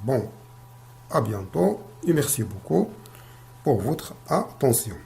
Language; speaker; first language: French; non-native, local second language; Arabic